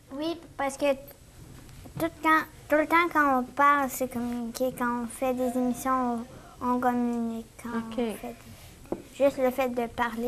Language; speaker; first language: French; native; French